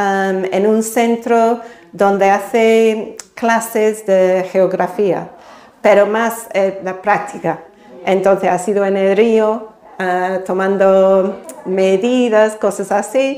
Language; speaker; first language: Spanish; non-native, fluent; English